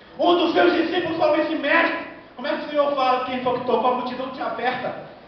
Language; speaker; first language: Portuguese; native; Portuguese